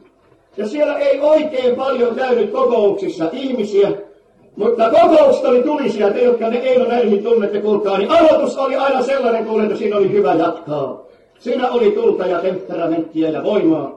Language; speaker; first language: Finnish; native; Finnish